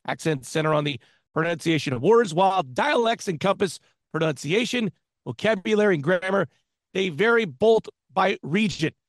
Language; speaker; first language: English; native; English